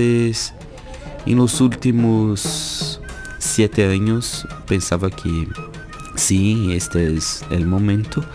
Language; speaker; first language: Spanish; non-native, fluent; Portuguese